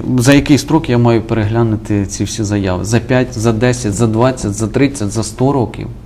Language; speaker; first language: Ukrainian; native; Ukrainian